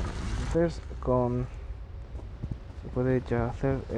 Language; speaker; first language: Spanish; non-native, learner; French